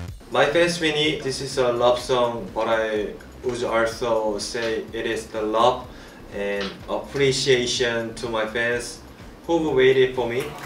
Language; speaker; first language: English; non-native, learner; Korean